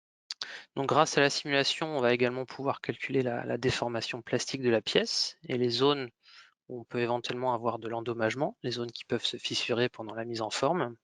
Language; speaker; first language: French; native; French